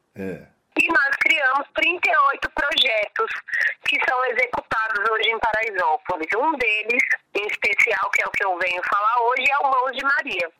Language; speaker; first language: Portuguese; native; Portuguese